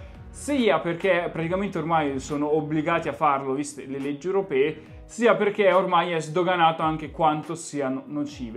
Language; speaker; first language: Italian; native; Italian